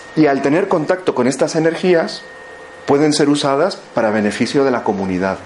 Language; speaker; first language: Spanish; native; Spanish